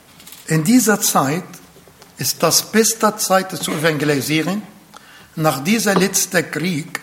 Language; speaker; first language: German; non-native, fluent; Arabic